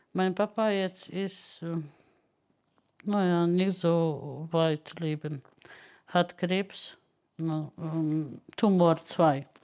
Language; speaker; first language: German; non-native, learner; Polish